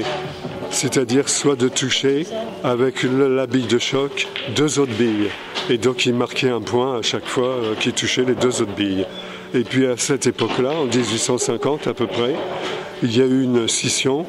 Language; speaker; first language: French; native; French